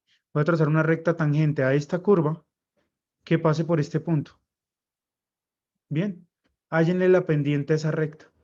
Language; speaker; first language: Spanish; native; Spanish